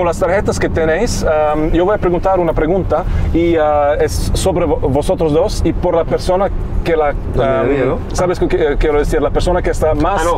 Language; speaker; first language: Spanish; non-native, learner; German